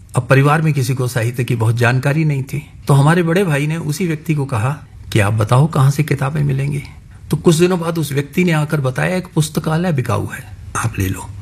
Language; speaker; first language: Hindi; non-native, local second language; Punjabi